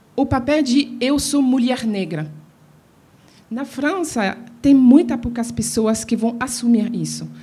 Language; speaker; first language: Portuguese; non-native, fluent; French